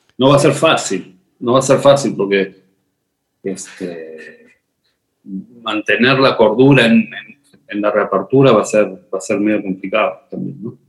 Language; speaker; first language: Spanish; native; Spanish